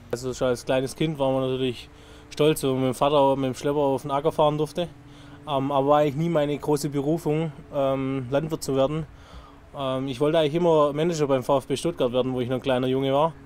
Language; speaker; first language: German; native; German